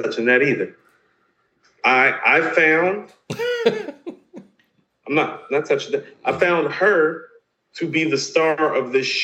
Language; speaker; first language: English; native; English